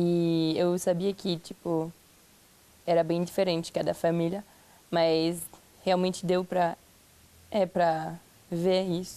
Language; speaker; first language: Portuguese; non-native, fluent; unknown